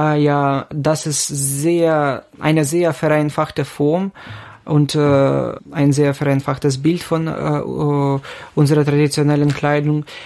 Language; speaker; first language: German; non-native, fluent; Ukrainian